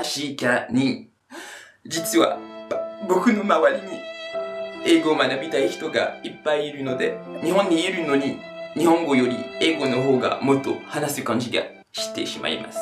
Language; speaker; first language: Japanese; non-native, fluent; French